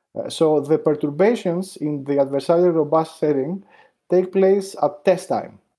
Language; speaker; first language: English; non-native, fluent; Greek